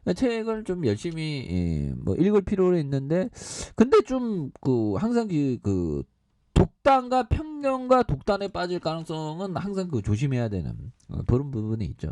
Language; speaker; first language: Korean; native; Korean